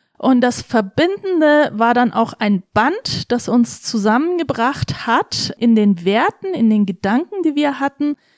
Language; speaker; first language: German; early bilingual, other home language; Turkish